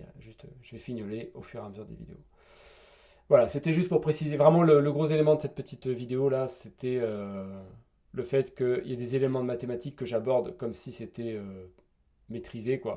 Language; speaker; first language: French; native; French